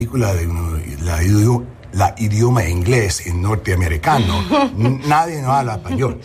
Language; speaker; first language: Spanish; non-native, learner; English